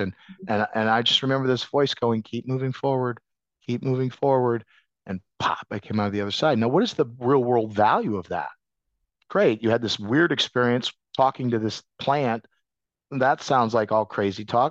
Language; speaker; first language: English; native; English